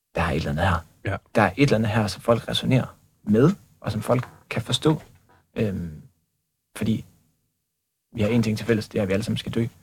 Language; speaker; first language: Danish; native; Danish